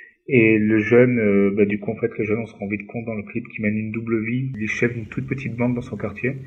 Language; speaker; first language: French; native; French